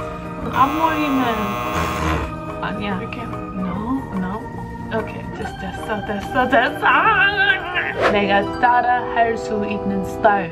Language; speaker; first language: Korean; non-native, fluent; English